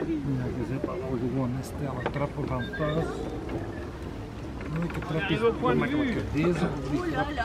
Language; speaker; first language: Dutch; early bilingual, other home language; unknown